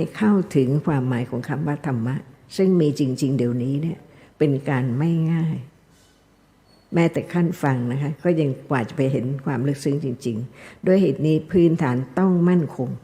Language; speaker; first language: Thai; native; Thai